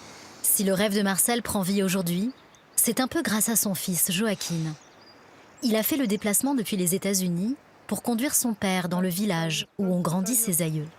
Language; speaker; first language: French; native; French